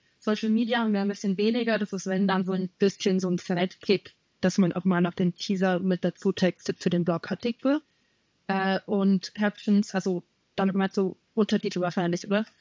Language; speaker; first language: German; native; German